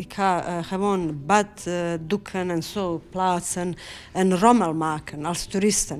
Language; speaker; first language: Dutch; non-native, fluent; Bosnian